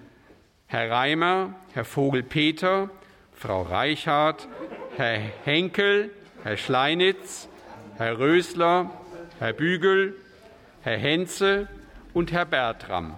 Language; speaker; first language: German; native; German